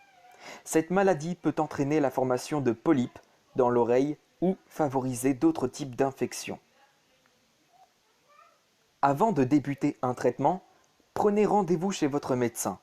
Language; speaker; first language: French; native; French